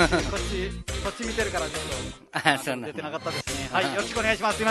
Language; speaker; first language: Japanese; non-native, fluent; Nepali